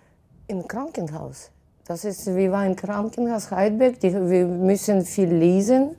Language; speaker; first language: German; non-native, fluent; Russian